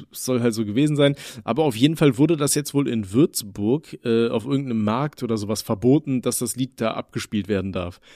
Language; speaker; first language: German; native; German